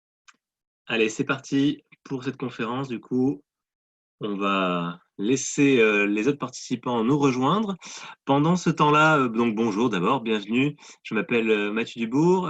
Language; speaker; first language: French; native; French